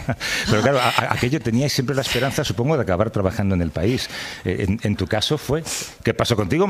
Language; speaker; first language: Spanish; native; Spanish